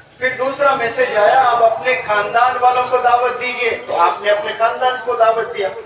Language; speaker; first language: Urdu; native; Urdu